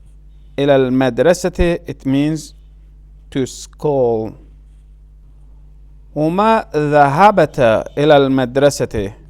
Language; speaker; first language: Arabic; non-native, learner; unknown